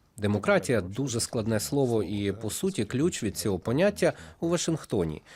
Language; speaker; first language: Ukrainian; non-native, local second language; Russian